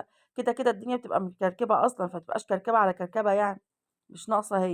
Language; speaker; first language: Arabic; native; Arabic